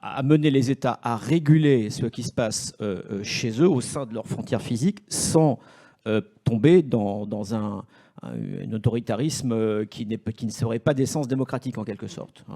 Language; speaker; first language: French; native; French